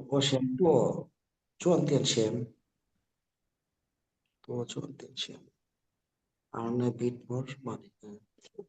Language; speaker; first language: Chinese; non-native, learner; Bangla